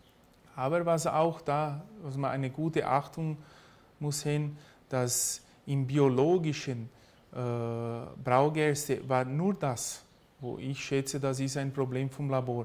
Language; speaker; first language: German; early bilingual, heritage; German